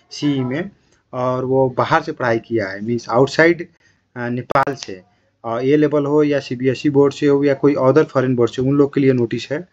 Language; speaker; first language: Hindi; non-native, local second language; Bhojpuri